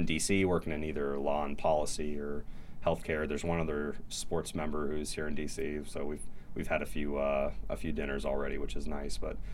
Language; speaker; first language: English; native; English